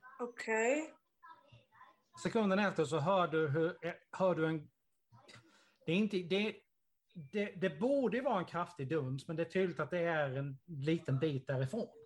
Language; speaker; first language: Swedish; native; Swedish